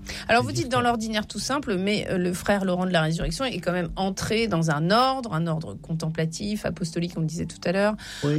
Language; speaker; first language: French; native; French